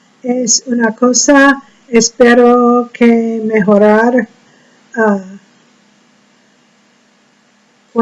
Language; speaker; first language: Spanish; non-native, learner; English